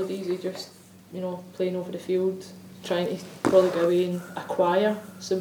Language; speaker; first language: English; native; English